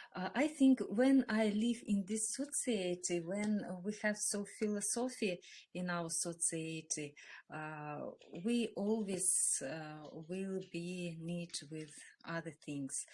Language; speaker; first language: English; non-native, learner; Russian